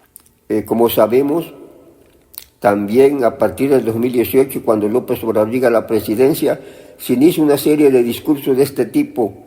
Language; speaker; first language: Spanish; native; Spanish